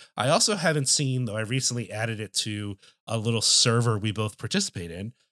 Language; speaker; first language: English; native; English